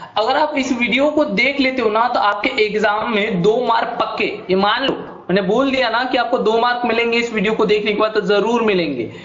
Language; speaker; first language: Hindi; non-native, local second language; Marathi